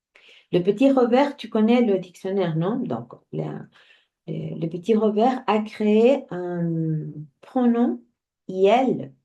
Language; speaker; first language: French; non-native, fluent; Spanish